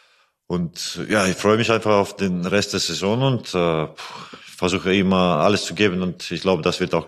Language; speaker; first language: German; non-native, fluent; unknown